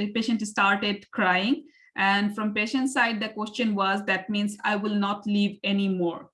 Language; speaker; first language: English; non-native, local second language; Bangla